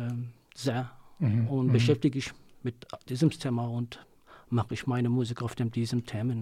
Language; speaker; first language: German; non-native, learner; Kurdish